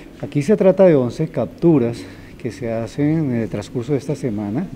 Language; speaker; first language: Spanish; native; Spanish